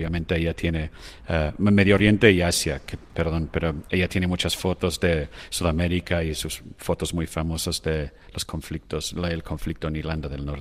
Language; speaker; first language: Spanish; non-native, fluent; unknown